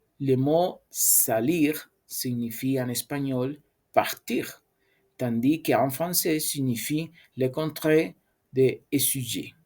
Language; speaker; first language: French; non-native, learner; Spanish